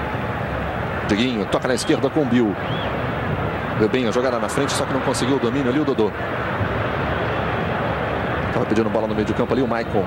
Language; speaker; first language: Portuguese; native; Portuguese